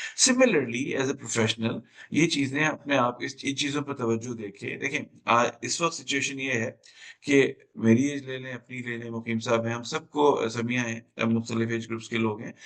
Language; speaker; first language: Urdu; native; Urdu